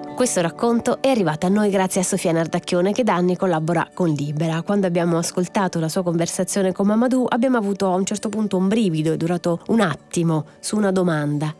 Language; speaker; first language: Italian; native; Italian